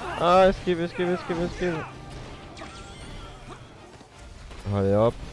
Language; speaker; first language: French; native; French